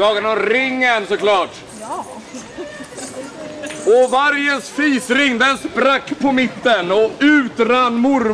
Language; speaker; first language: Swedish; native; Swedish